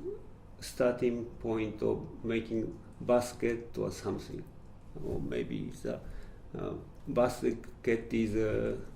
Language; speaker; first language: English; non-native, fluent; Japanese